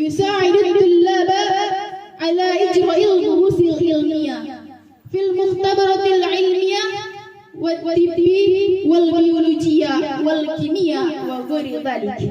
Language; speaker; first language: Arabic; non-native, learner; Indonesian